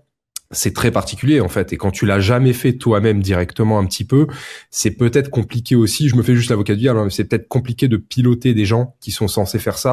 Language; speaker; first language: French; native; French